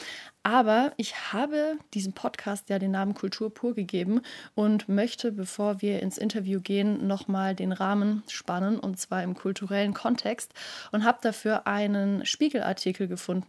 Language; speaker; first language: German; native; German